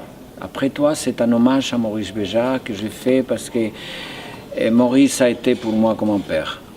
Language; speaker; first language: French; non-native, fluent; Spanish